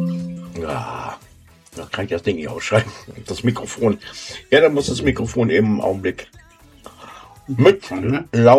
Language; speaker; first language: German; native; German